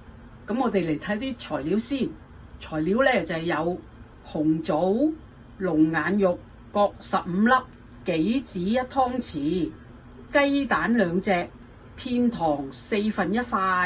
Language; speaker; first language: Cantonese; native; Cantonese